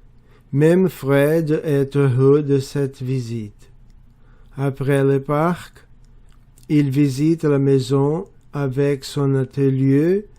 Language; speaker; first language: French; non-native, learner; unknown